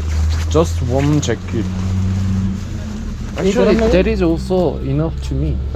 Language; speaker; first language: English; non-native, learner; Korean